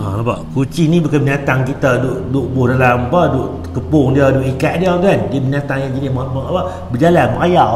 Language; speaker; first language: Malay; native; Malay